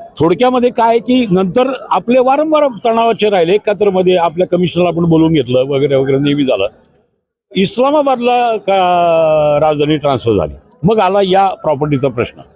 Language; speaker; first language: Marathi; native; Marathi